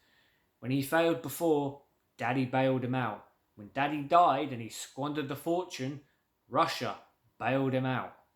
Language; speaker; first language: English; native; English